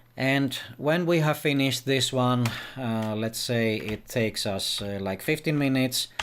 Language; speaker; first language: English; non-native, fluent; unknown